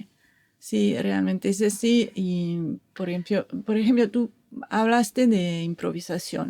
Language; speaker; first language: Spanish; non-native, fluent; French